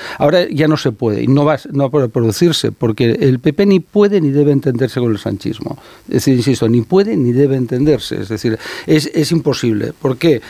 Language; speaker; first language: Spanish; native; Spanish